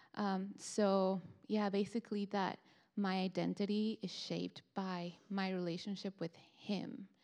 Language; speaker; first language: English; non-native, fluent; Spanish